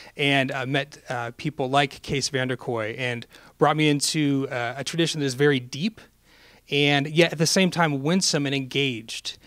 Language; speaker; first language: English; native; English